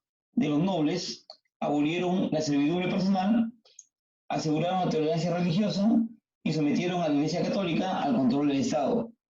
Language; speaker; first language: Spanish; native; Spanish